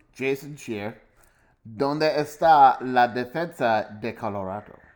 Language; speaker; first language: Spanish; non-native, learner; English